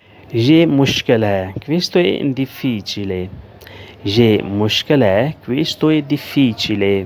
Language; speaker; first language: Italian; non-native, learner; Urdu